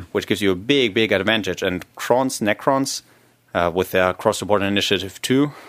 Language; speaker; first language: English; non-native, fluent; German